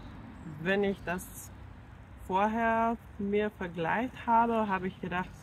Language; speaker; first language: German; non-native, fluent; Finnish